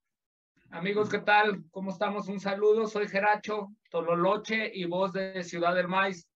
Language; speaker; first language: Spanish; native; Spanish